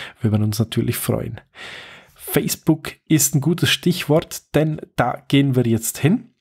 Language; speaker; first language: German; native; German